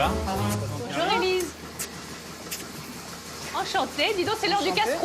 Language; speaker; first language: French; native; French